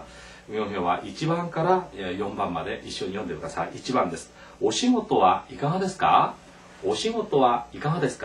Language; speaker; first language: Japanese; non-native, local second language; Korean